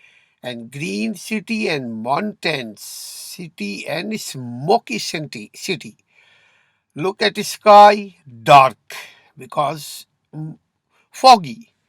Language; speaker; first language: English; non-native, learner; Urdu